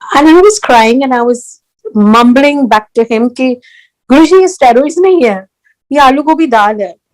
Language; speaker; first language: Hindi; early bilingual, heritage; Hindi